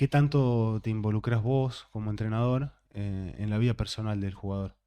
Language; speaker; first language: Spanish; native; Spanish